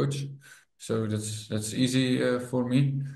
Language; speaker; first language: English; non-native, fluent; Dutch